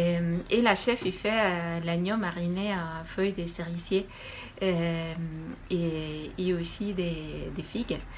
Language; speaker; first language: French; non-native, fluent; Spanish